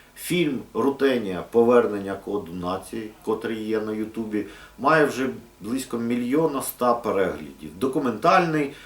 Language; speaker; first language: Ukrainian; non-native, local second language; Russian